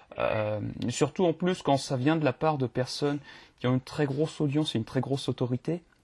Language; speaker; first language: French; native; French